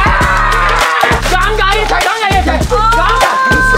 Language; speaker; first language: Japanese; native; Japanese